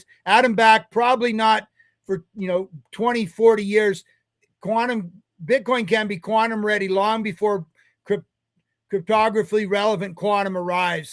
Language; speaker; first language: English; native; English